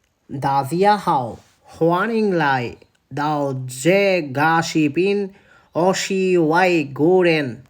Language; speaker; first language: Chinese; non-native, learner; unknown